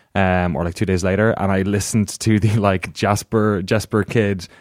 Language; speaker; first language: English; native; English